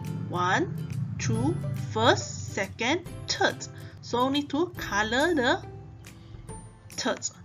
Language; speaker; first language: English; non-native, local second language; Chinese